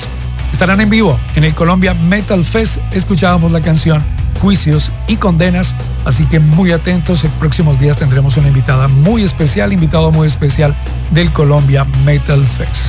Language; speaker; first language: Spanish; native; Spanish